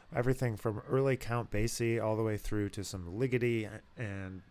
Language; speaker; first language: English; native; English